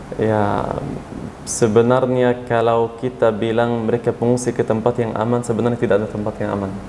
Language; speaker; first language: Indonesian; non-native, fluent; Arabic